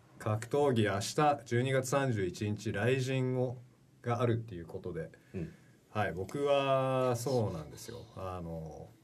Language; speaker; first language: Japanese; early bilingual, heritage; Japanese